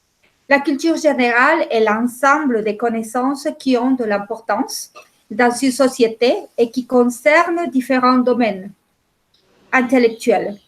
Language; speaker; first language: French; non-native, fluent; Spanish